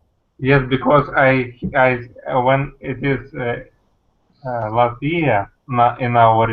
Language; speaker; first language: English; non-native, learner; Russian